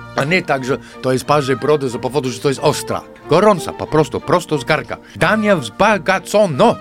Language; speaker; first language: Polish; non-native, fluent; English